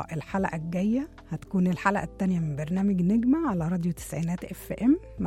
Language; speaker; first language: Arabic; native; Arabic